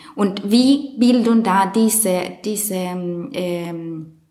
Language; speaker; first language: German; non-native, fluent; Spanish